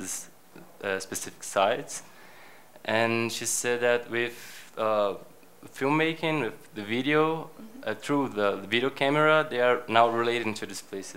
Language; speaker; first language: English; non-native, fluent; Portuguese